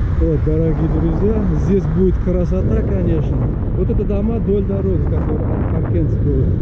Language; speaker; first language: Russian; non-native, local second language; Uzbek